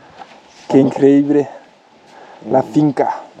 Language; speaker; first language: Spanish; non-native, learner; French